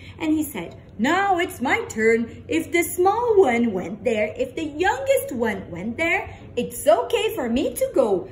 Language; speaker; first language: English; non-native, fluent; Portuguese